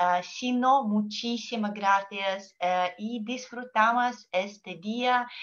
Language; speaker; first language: Spanish; non-native, learner; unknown